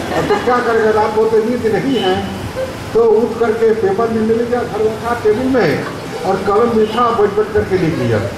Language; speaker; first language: Hindi; non-native, local second language; Bangla